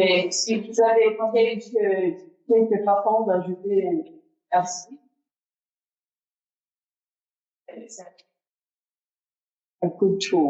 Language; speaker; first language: French; non-native, fluent; English